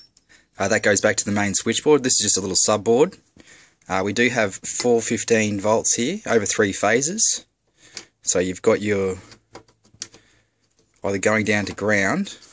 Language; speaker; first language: English; native; English